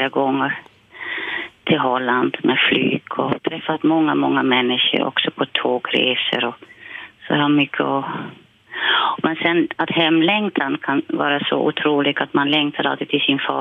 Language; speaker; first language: Swedish; non-native, fluent; Dutch